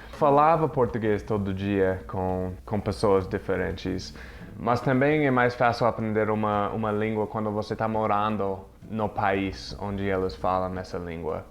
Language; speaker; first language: Portuguese; non-native, fluent; English